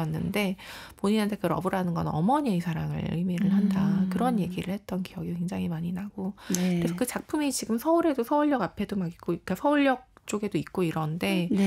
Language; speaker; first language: Korean; native; Korean